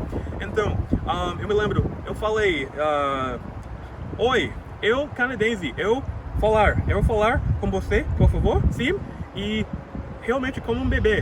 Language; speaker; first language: Portuguese; non-native, fluent; English